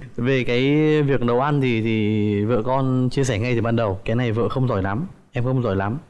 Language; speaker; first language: Vietnamese; native; Vietnamese